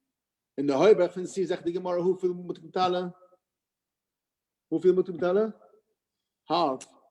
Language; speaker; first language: Dutch; non-native, fluent; English